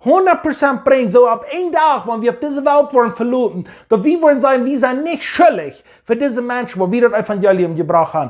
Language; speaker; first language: German; non-native, learner; English